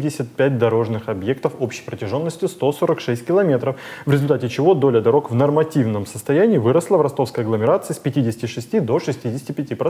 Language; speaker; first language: Russian; native; Russian